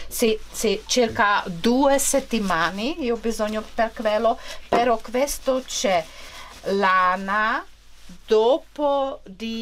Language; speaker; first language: Italian; non-native, learner; Czech